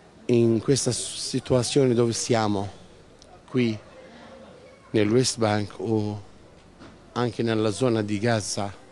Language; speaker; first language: Italian; non-native, fluent; Arabic